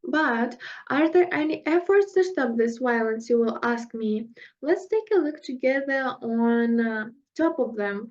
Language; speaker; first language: English; non-native, fluent; Russian